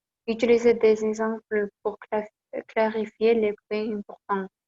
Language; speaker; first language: French; non-native, learner; Kazakh